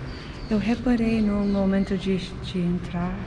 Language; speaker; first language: Portuguese; non-native, fluent; English